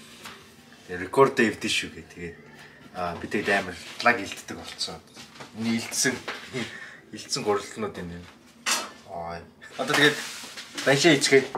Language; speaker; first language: Mongolian; early bilingual, heritage; Mongolian